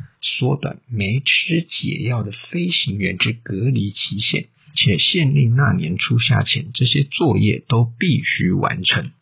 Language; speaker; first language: Chinese; native; Chinese